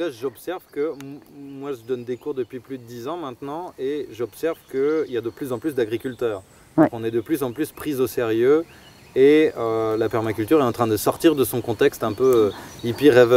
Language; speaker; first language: French; native; French